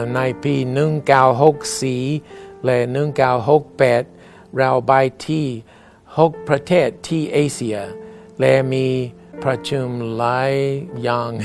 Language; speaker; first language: Thai; non-native, learner; English